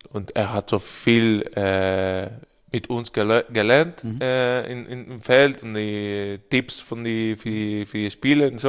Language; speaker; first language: German; non-native, learner; Spanish